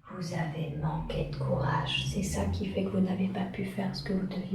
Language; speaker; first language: French; native; French